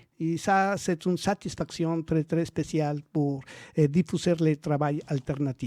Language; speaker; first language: French; non-native, learner; Spanish